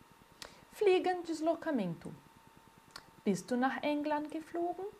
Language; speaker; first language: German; non-native, fluent; Portuguese